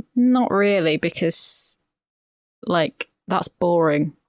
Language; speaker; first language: English; native; English